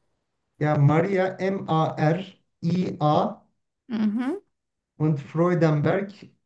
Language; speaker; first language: German; non-native, learner; Turkish